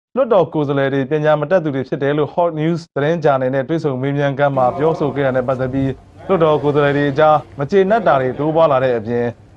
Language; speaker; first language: Burmese; native; Burmese